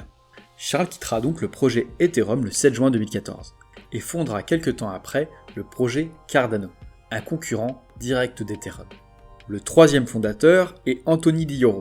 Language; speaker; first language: French; native; French